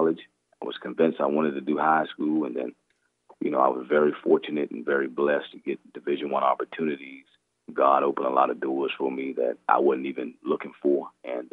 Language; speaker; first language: English; native; English